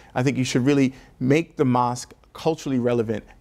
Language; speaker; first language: English; native; English